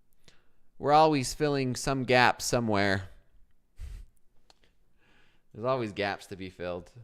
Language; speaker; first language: English; native; English